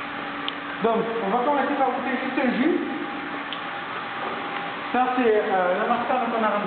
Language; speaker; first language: French; native; French